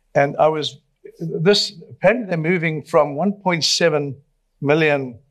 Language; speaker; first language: English; native; English